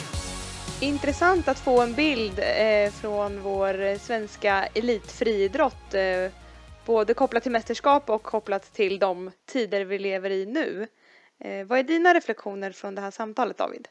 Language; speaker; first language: Swedish; native; Swedish